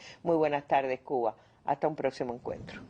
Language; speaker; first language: Spanish; native; Spanish